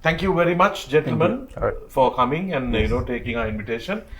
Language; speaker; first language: English; non-native, local second language; Sinhala